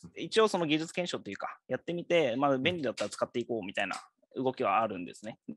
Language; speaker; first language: Japanese; native; Japanese